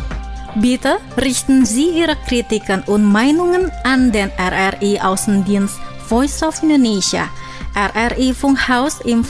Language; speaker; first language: German; non-native, fluent; Indonesian